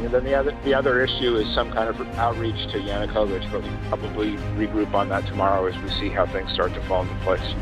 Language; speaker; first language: English; native; English